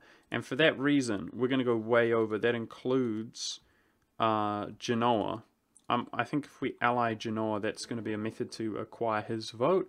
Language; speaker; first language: English; native; English